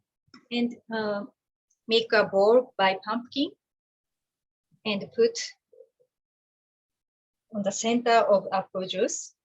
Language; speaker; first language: English; non-native, learner; Japanese